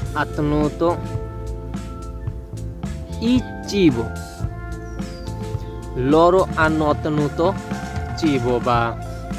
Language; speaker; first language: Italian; non-native, learner; Bangla